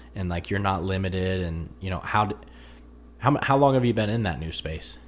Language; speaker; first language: English; native; English